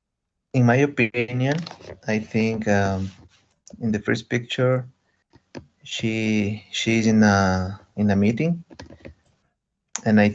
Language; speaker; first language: English; non-native, learner; Spanish